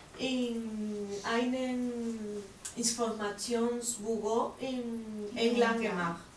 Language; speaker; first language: German; non-native, learner; Spanish